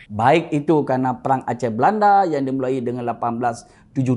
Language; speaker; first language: Indonesian; native; Indonesian